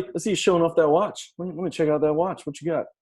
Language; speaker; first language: English; native; English